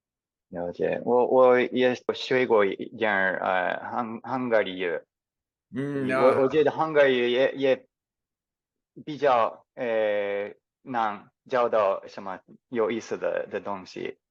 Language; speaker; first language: Chinese; non-native, fluent; English